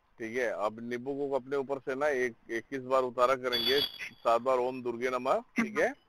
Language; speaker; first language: Hindi; native; Hindi